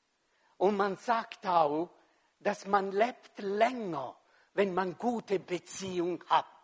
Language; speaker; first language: German; non-native, fluent; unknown